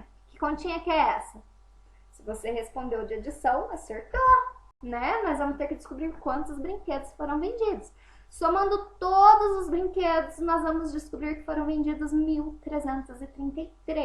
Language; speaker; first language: Portuguese; native; Portuguese